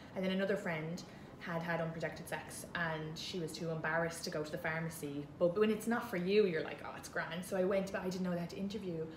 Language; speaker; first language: English; native; English